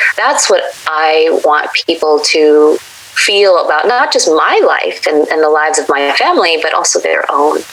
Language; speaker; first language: English; native; English